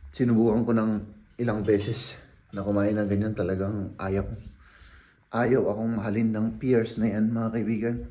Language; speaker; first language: Filipino; native; Filipino